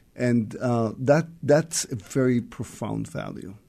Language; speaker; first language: English; non-native, fluent; Russian